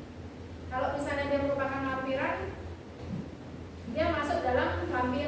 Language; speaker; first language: Indonesian; native; Indonesian